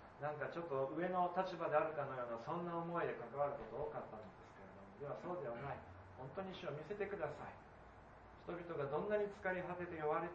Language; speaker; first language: Japanese; native; Japanese